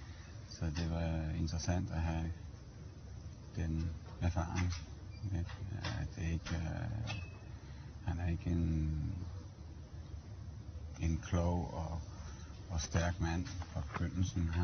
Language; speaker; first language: Danish; early bilingual, heritage; English